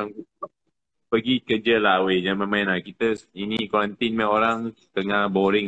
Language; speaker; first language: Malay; non-native, local second language; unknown